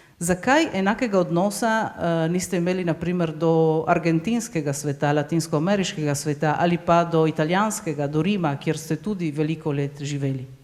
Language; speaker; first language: Slovenian; native; Slovenian